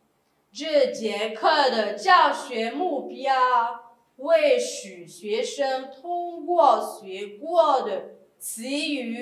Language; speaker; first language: Chinese; non-native, fluent; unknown